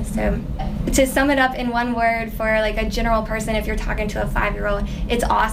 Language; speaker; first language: English; native; English